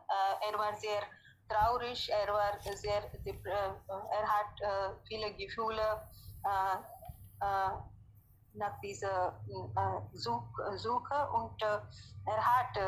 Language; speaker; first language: German; non-native, learner; Hindi